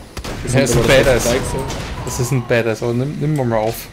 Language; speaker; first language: German; native; German